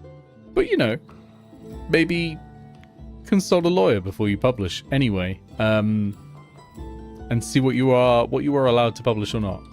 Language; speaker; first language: English; native; English